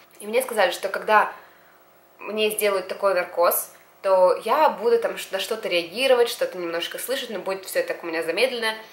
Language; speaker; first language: Russian; native; Russian